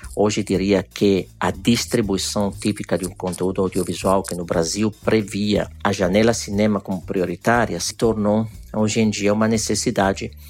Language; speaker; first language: Portuguese; non-native, fluent; Italian